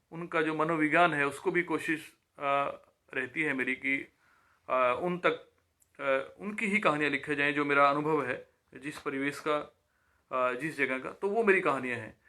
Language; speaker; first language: Hindi; native; Hindi